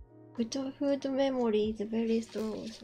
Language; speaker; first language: English; non-native, learner; Japanese